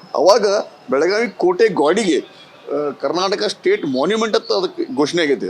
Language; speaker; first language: Kannada; native; Kannada